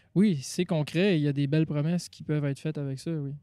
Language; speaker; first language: French; native; French